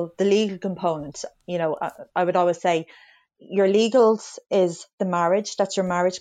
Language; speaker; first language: English; native; English